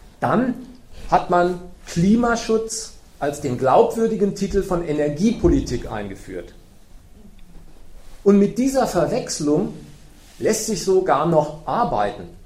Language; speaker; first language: German; native; German